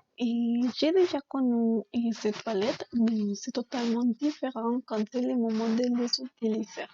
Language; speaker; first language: French; non-native, learner; Spanish